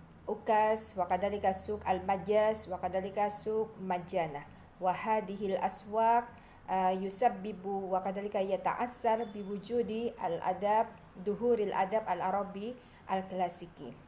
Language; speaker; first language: Arabic; non-native, fluent; Indonesian